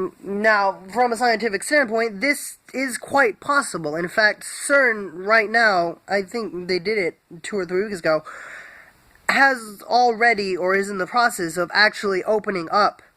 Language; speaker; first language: English; native; English